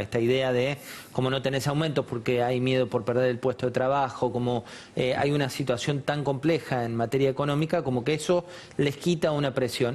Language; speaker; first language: Spanish; native; Spanish